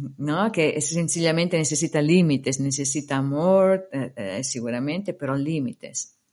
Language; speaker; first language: Spanish; non-native, fluent; Italian